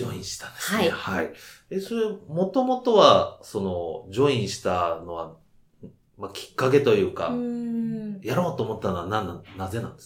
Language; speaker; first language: Japanese; native; Japanese